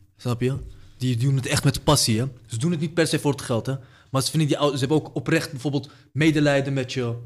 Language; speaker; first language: Dutch; early bilingual, other home language; Arabic